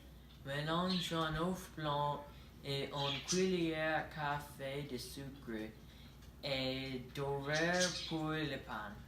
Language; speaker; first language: French; non-native, learner; English